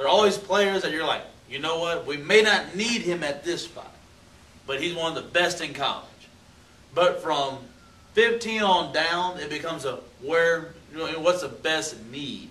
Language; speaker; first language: English; native; English